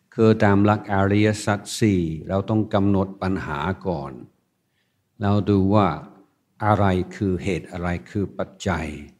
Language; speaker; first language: Thai; non-native, fluent; English